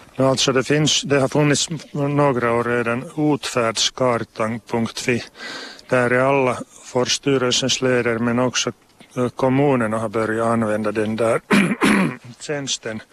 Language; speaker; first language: Swedish; non-native, local second language; Finnish